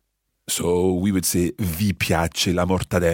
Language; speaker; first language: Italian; non-native, fluent; English